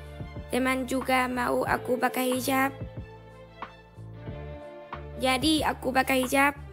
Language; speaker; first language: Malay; non-native, learner; Vietnamese